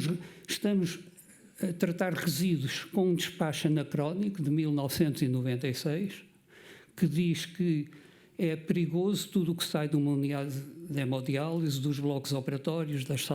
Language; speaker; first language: Portuguese; native; Portuguese